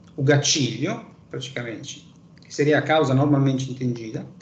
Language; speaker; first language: Portuguese; non-native, fluent; Italian